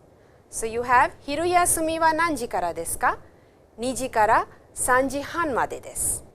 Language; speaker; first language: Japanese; non-native, fluent; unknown